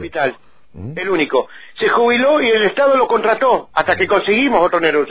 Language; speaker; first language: Spanish; native; Spanish